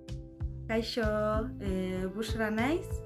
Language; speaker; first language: Basque; non-native, fluent; Arabic